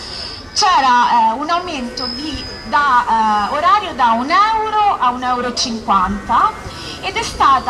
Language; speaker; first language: Italian; native; Italian